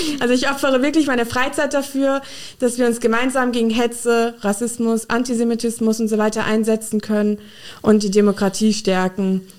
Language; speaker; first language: German; early bilingual, other home language; Urdu